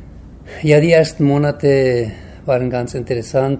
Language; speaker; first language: German; early bilingual, heritage; German